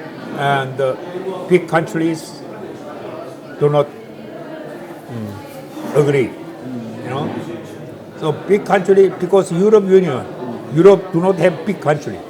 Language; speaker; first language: English; non-native, learner; Korean